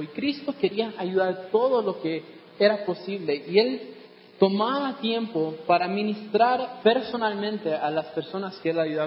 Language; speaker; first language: Spanish; non-native, fluent; English